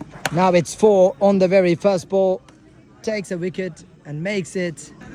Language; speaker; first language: English; non-native, local second language; Malayalam